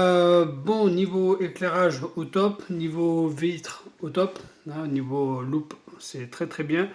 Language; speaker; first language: French; native; French